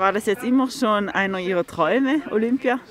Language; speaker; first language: German; native; German